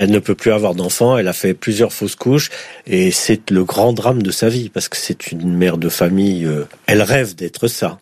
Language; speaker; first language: French; native; French